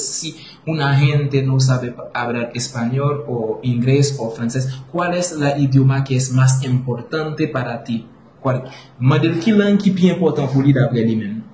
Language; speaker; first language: Spanish; non-native, learner; Haitian Creole